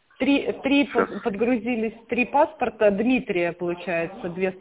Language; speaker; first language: Russian; native; Russian